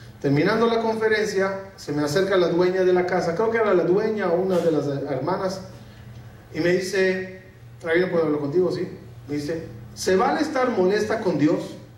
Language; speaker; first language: Spanish; non-native, fluent; Arabic